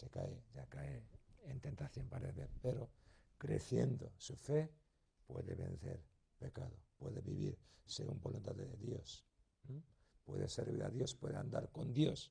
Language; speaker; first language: Spanish; non-native, learner; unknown